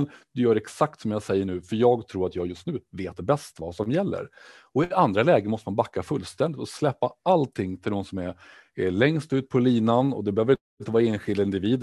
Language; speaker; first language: Swedish; native; Swedish